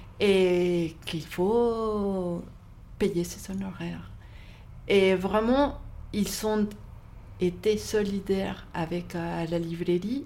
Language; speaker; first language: French; non-native, fluent; Spanish